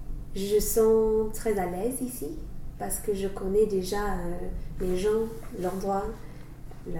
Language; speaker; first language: French; non-native, learner; English